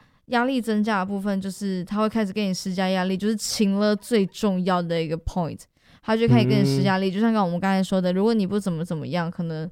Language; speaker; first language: Chinese; native; Chinese